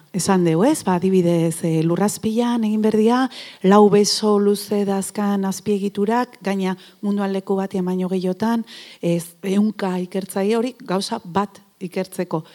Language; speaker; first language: Basque; native; Basque